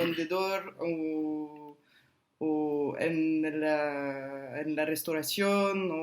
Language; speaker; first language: Spanish; non-native, fluent; French